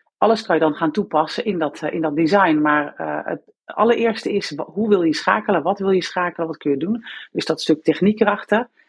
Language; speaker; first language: Dutch; native; Dutch